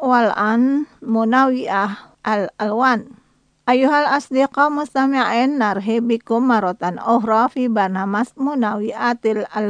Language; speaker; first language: Arabic; non-native, learner; Indonesian